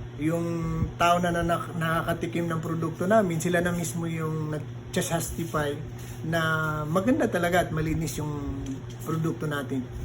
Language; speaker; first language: Filipino; non-native, local second language; Maguindanaon